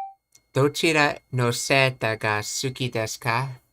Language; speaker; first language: Japanese; non-native, learner; English